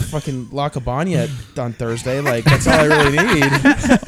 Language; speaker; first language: English; native; English